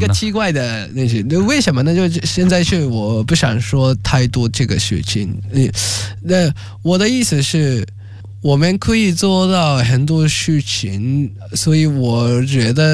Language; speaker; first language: Chinese; non-native, fluent; Japanese